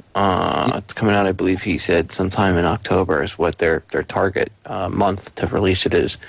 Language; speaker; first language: English; native; English